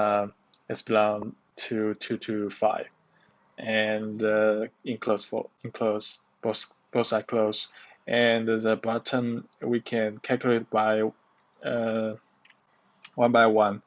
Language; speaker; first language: English; non-native, learner; Chinese